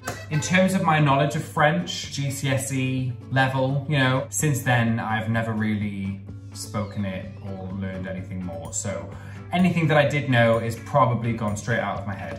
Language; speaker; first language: English; native; English